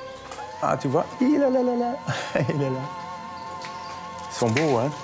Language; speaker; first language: French; non-native, fluent; Dutch